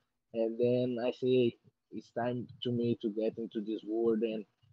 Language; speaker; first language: English; non-native, fluent; Portuguese